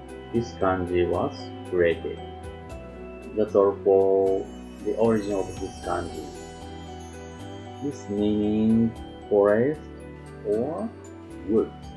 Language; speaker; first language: English; non-native, learner; Japanese